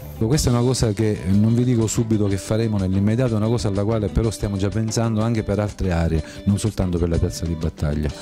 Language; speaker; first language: Italian; native; Italian